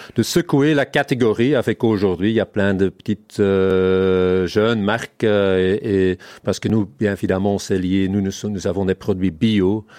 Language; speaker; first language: French; non-native, fluent; Dutch